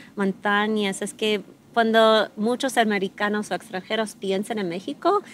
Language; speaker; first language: Spanish; non-native, fluent; English